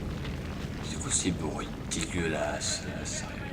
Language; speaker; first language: French; native; French